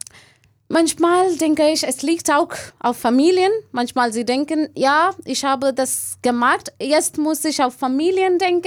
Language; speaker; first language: German; non-native, learner; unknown